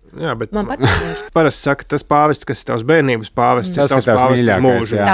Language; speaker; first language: Latvian; native; Latvian